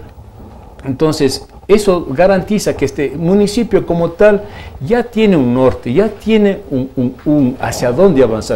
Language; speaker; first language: Spanish; native; Spanish